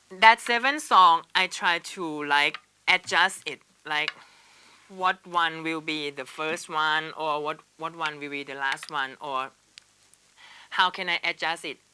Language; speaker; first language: English; non-native, learner; Thai